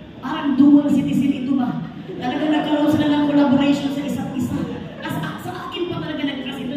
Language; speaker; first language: Filipino; non-native, local second language; Cebuano